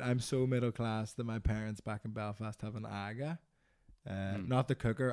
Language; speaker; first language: English; native; English